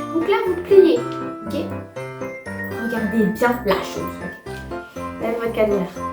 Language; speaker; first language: French; native; French